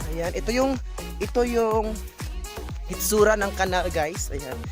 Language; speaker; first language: Filipino; non-native, local second language; Cebuano